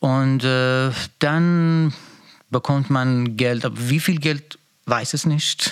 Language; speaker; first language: German; non-native, learner; Persian